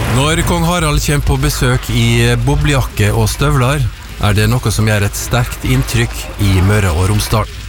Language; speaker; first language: Norwegian; native; Norwegian